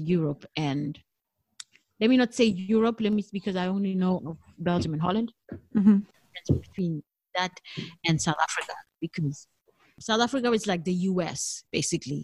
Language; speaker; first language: English; non-native, local second language; Northern Sotho